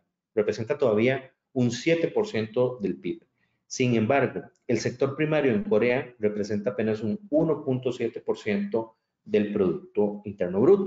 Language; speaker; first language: Spanish; native; Spanish